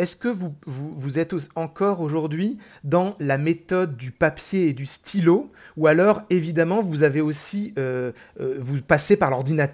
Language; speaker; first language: French; native; French